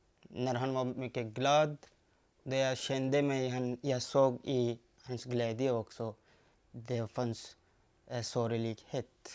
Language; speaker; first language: Swedish; non-native, learner; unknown